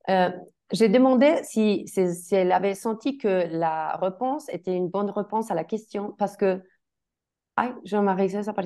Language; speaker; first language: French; non-native, fluent; Spanish